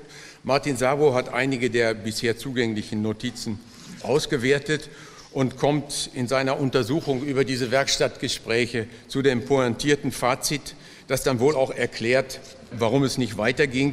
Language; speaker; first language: German; native; German